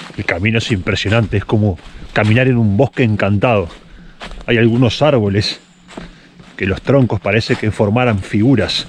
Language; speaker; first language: Spanish; native; Spanish